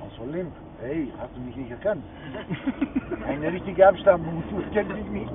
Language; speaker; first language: German; non-native, learner; Greek